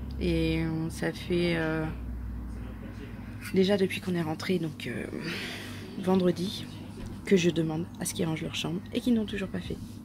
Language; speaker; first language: French; native; French